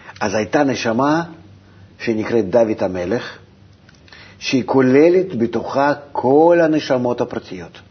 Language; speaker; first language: Hebrew; non-native, fluent; Russian